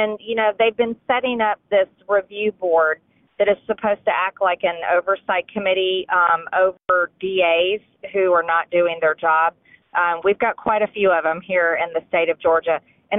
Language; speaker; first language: English; native; English